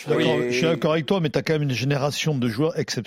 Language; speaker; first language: French; native; French